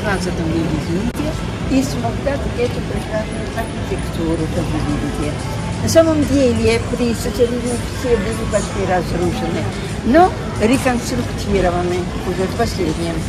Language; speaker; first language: Russian; native; Russian